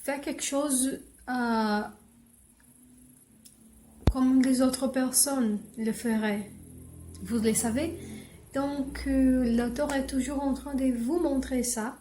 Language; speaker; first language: French; non-native, learner; English